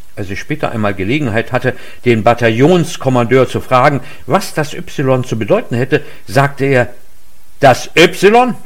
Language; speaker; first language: German; native; German